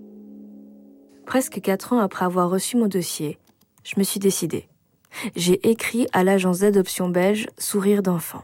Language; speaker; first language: French; native; French